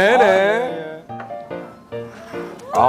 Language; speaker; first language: Korean; native; Korean